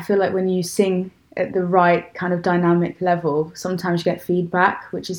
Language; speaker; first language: English; native; English